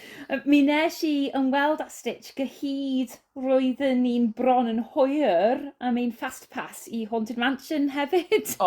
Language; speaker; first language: Welsh; non-native, learner; English